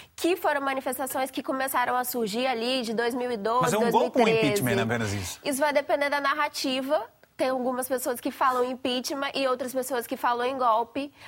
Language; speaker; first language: Portuguese; native; Portuguese